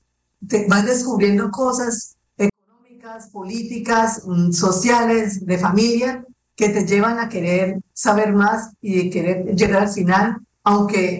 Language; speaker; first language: Spanish; native; Spanish